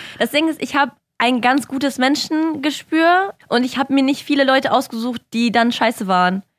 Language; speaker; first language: German; early bilingual, other home language; Russian